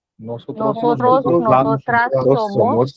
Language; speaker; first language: Spanish; non-native, learner; Hindi